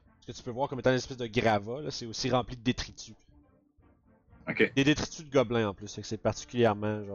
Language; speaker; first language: French; native; French